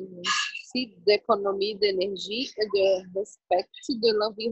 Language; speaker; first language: French; non-native, learner; Portuguese